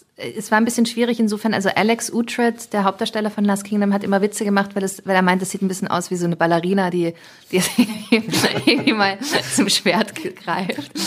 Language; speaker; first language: German; early bilingual, other home language; English